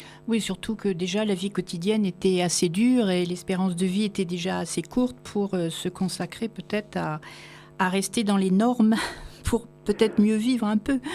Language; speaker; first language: French; native; French